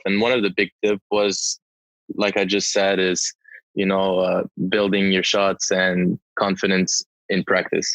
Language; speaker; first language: English; non-native, local second language; French